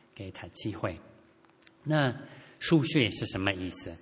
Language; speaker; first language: Chinese; non-native, fluent; German